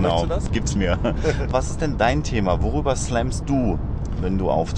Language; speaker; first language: German; native; German